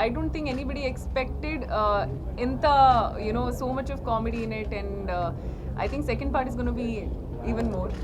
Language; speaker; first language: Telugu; non-native, learner; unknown